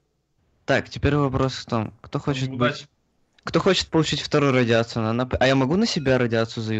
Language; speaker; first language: Russian; native; Russian